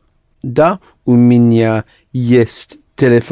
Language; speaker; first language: Russian; non-native, learner; English